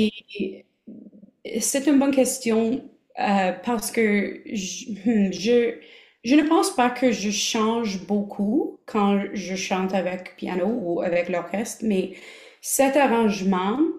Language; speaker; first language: French; non-native, local second language; English